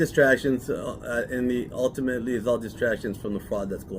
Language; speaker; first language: English; native; English